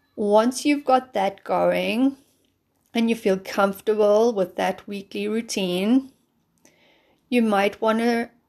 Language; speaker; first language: English; native; English